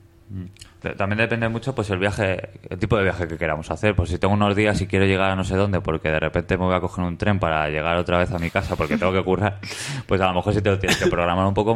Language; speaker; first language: Spanish; native; Spanish